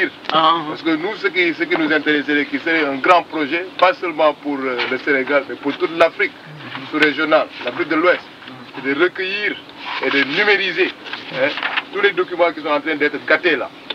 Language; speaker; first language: French; non-native, local second language; Wolof